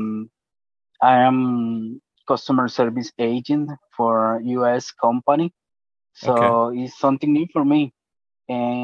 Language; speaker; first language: English; non-native, learner; Spanish